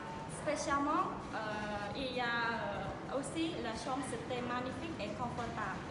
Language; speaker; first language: French; non-native, learner; Khmer